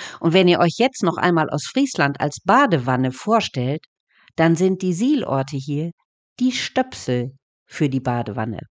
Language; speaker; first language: German; native; German